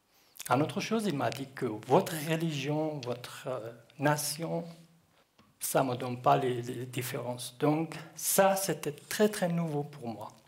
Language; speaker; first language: French; non-native, learner; Kurdish